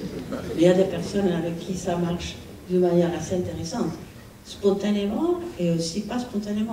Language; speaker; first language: French; non-native, fluent; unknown